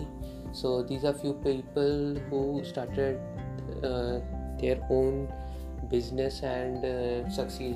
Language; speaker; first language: English; non-native, local second language; Hindi